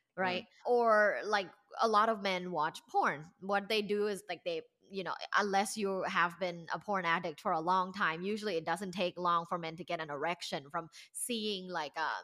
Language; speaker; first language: English; non-native, fluent; Thai